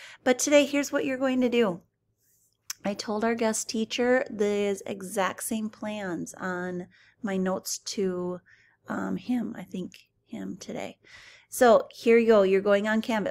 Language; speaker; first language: English; native; English